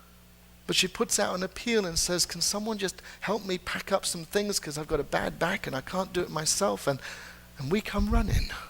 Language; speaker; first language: English; native; English